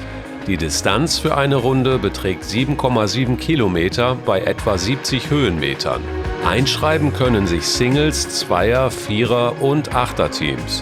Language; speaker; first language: German; native; German